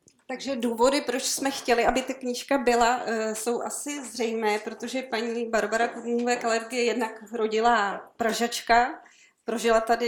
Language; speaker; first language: Czech; native; Czech